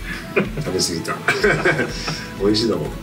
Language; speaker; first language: Japanese; non-native, fluent; English